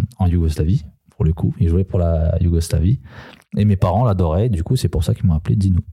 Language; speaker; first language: French; early bilingual, other home language; Serbian